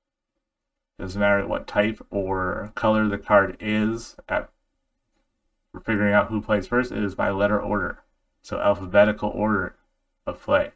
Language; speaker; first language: English; native; English